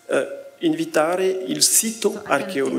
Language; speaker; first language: Italian; non-native, fluent; French